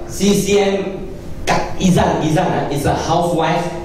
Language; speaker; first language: English; non-native, local second language; Min Nan Chinese